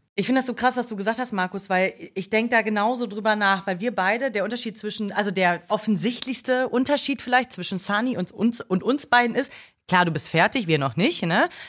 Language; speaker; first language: German; native; German